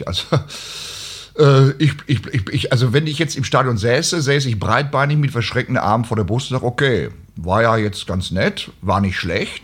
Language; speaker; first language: German; native; German